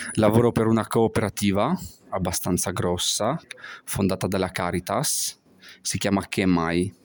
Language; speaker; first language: Italian; non-native, fluent; Albanian